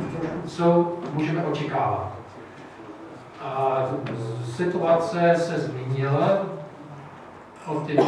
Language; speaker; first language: Czech; non-native, fluent; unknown